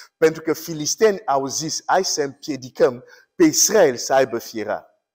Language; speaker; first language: Romanian; non-native, fluent; English